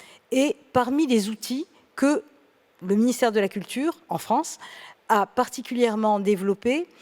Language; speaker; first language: French; native; French